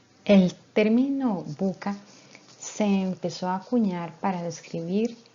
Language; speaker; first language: Spanish; native; Spanish